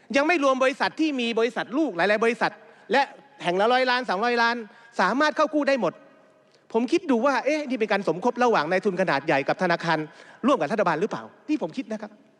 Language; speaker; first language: Thai; native; Thai